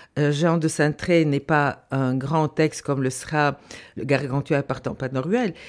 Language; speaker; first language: French; non-native, fluent; Bulgarian